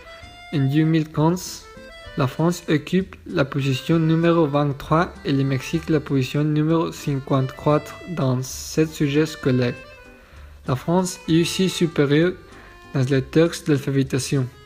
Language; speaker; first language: French; non-native, learner; Spanish